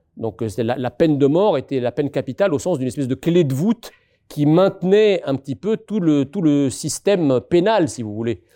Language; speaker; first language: French; early bilingual, other home language; Arabic